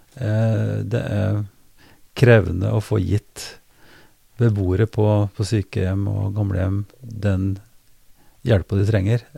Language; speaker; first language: Norwegian; native; Norwegian